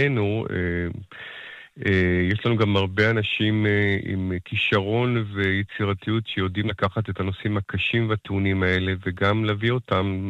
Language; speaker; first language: Hebrew; native; Hebrew